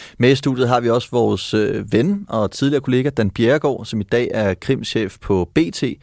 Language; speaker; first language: Danish; native; Danish